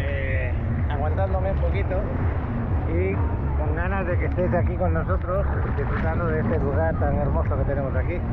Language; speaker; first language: Spanish; native; Spanish